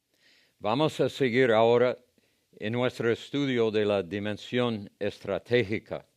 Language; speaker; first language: Spanish; non-native, fluent; English